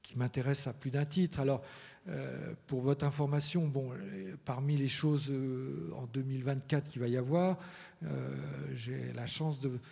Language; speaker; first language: French; early bilingual, heritage; Spanish